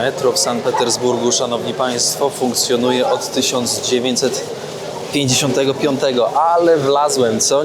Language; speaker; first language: Polish; native; Polish